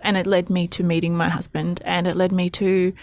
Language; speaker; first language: English; native; English